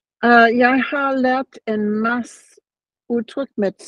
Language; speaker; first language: Danish; non-native, learner; English